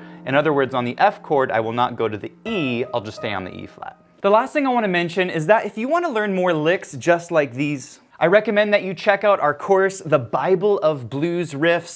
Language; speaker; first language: English; native; English